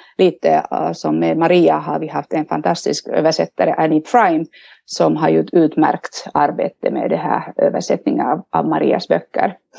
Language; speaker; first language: Swedish; non-native, local second language; Finnish